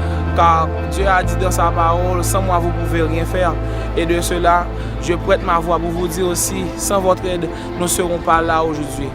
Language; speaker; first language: French; non-native, local second language; Haitian Creole